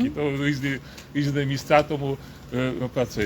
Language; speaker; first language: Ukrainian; non-native, learner; Polish